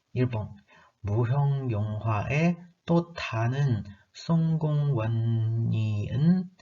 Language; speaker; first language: Korean; non-native, learner; Chinese